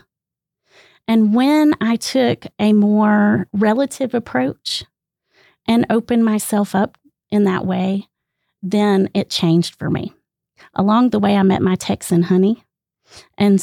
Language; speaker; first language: English; native; English